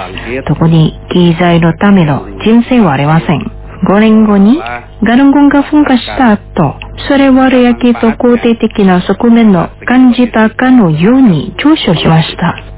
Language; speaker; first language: Japanese; non-native, fluent; Indonesian